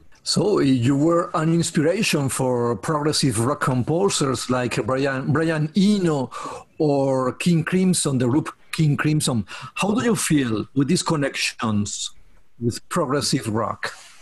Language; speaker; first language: English; non-native, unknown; Spanish